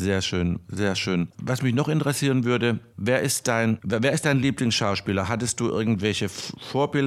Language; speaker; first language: German; native; German